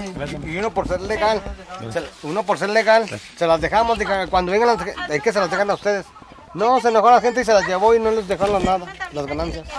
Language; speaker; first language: Spanish; native; Spanish